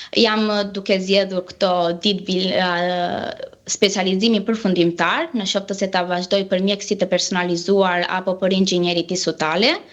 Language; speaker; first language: Albanian; early bilingual, heritage; Albanian